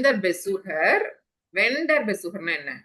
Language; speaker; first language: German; non-native, fluent; Tamil